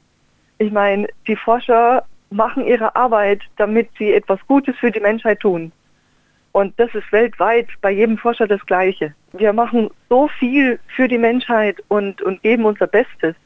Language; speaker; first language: German; native; German